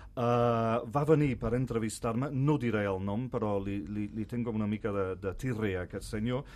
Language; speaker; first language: Catalan; non-native, fluent; English